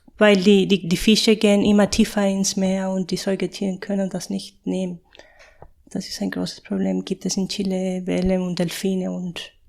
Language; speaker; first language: German; non-native, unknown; Spanish